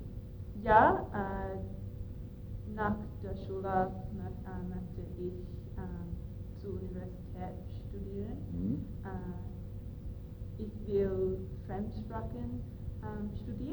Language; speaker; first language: German; non-native, learner; English